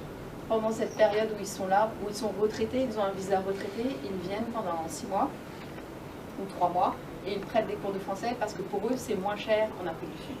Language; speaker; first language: French; native; French